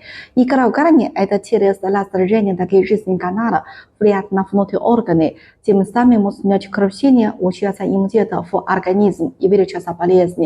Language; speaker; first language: Russian; non-native, learner; Chinese